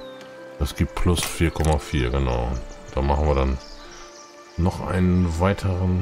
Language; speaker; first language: German; native; German